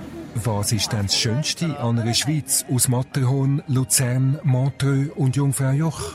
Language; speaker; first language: German; native; German